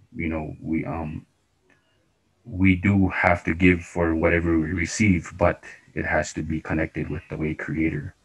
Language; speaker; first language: English; non-native, fluent; Cree